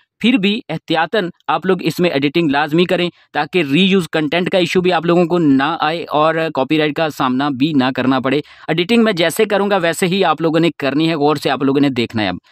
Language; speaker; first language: Urdu; non-native, local second language; Sindhi